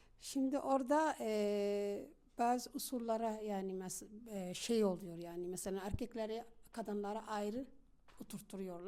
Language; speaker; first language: Turkish; non-native, learner; Arabic